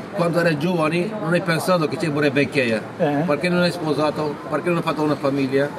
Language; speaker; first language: Italian; non-native, learner; Turkish